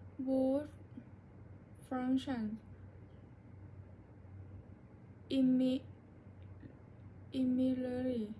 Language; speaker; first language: English; non-native, learner; Thai